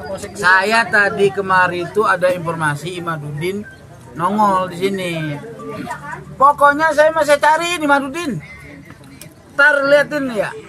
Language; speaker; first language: Indonesian; native; Indonesian